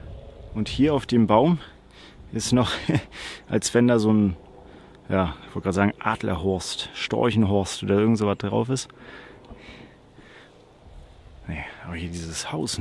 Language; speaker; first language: German; native; German